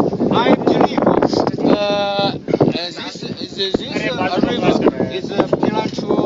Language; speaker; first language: English; non-native, learner; Chinese